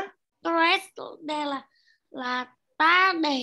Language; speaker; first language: Spanish; non-native, learner; Vietnamese